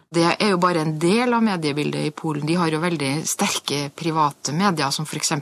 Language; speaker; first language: Norwegian; native; Norwegian